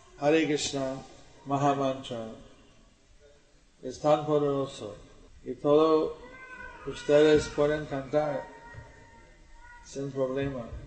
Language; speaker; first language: Spanish; non-native, learner; English